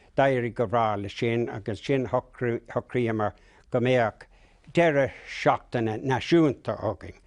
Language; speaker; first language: Irish; non-native, local second language; English